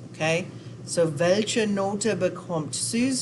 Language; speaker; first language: German; non-native, fluent; English